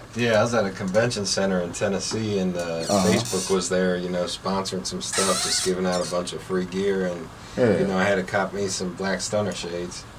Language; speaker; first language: English; native; English